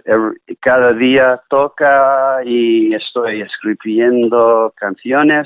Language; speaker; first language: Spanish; non-native, learner; English